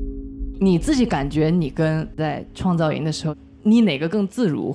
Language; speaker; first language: Chinese; native; Chinese